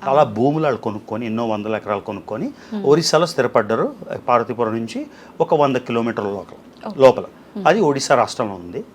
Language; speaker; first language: Telugu; native; Telugu